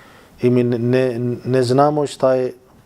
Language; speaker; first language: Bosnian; non-native, fluent; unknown